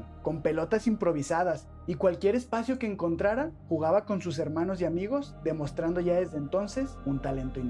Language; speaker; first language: Spanish; native; Spanish